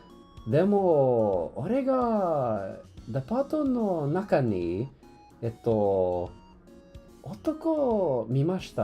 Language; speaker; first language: Japanese; non-native, learner; English